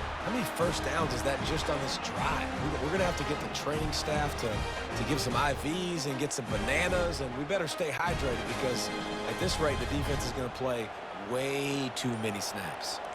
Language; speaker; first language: English; native; English